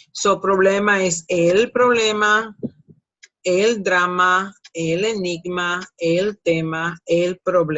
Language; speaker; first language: Spanish; non-native, fluent; English